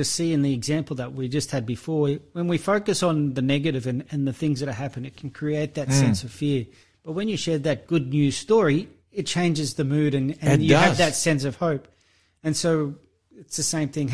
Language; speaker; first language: English; native; English